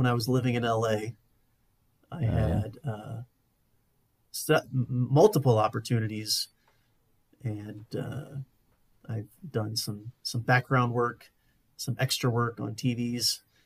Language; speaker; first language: English; native; English